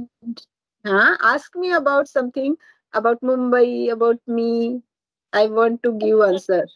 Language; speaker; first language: English; non-native, learner; Marathi